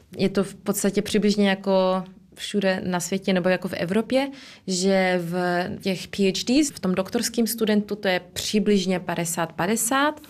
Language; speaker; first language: Czech; early bilingual, heritage; Czech